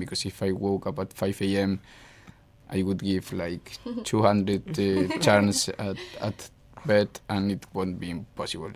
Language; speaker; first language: English; non-native, fluent; Spanish